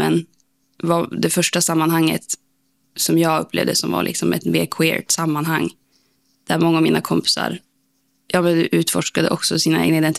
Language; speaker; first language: Swedish; native; Swedish